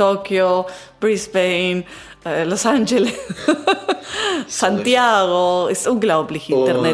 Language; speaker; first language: German; non-native, learner; Italian